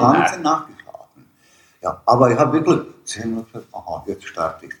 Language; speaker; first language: German; non-native, learner; Bosnian